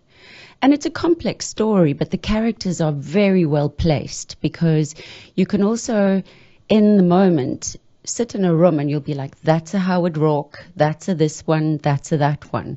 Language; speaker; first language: English; native; English